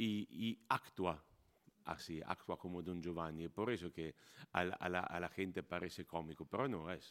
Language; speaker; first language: Spanish; non-native, fluent; Italian